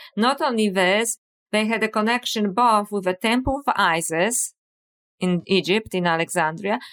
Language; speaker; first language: English; non-native, fluent; Polish